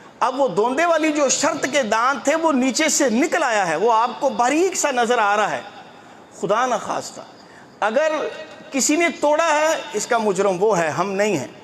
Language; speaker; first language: Urdu; non-native, local second language; Punjabi